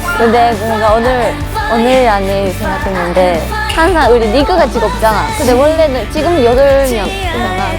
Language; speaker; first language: Korean; non-native, fluent; Japanese